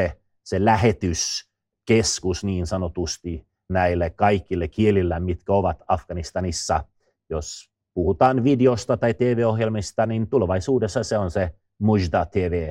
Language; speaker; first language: Finnish; non-native, fluent; Swedish